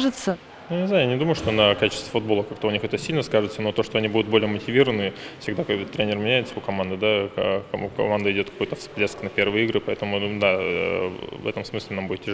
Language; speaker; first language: Russian; native; Russian